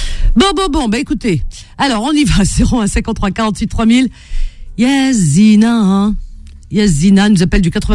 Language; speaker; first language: French; native; French